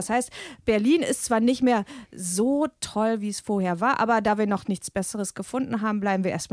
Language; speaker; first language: German; native; German